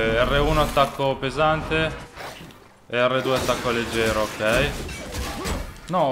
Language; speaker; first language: Italian; native; Italian